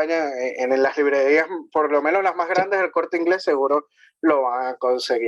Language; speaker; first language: Spanish; native; Spanish